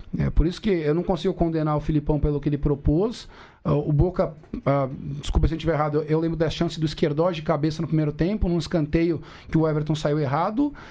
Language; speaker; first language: Portuguese; native; Portuguese